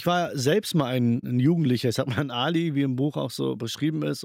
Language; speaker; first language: German; early bilingual, other home language; Urdu